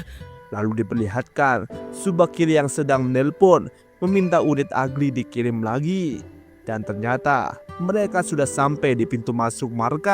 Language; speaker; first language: Indonesian; native; Indonesian